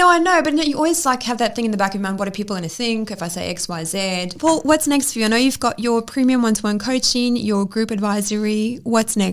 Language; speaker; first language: English; native; English